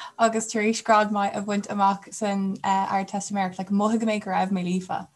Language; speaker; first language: Irish; non-native, local second language; English